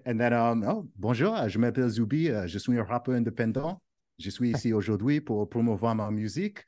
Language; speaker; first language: French; non-native, learner; English